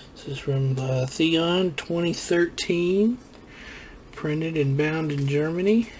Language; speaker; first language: English; native; English